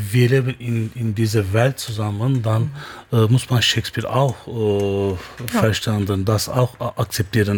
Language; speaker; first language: German; non-native, learner; Turkish